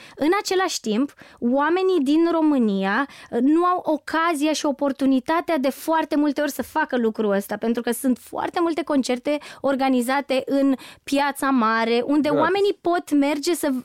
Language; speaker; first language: Romanian; native; Romanian